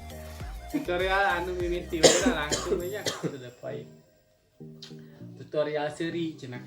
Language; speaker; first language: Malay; non-native, local second language; Sundanese